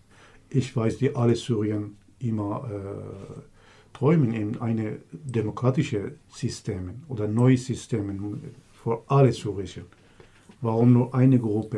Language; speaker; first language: German; non-native, learner; Kurdish